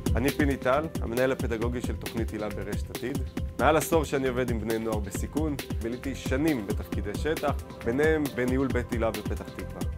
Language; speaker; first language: Hebrew; native; Hebrew